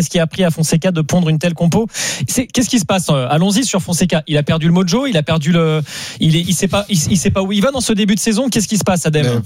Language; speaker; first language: French; native; French